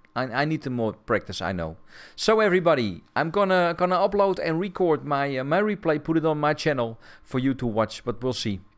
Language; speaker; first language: English; non-native, fluent; Dutch